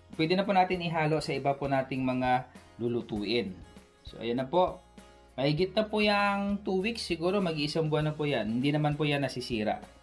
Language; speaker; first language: Filipino; non-native, local second language; Cebuano